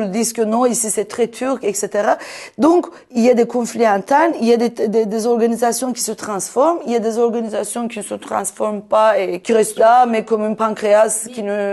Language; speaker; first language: French; non-native, fluent; Turkish